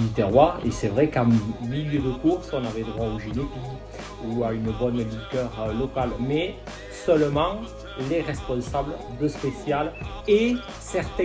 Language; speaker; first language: French; native; French